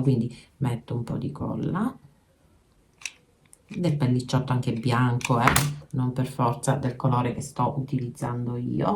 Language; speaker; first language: Italian; native; Italian